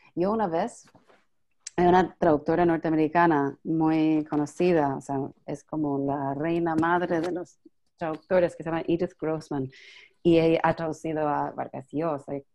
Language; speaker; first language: Spanish; non-native, fluent; English